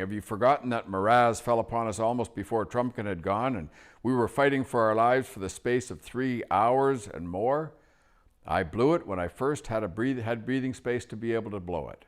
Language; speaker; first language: English; native; English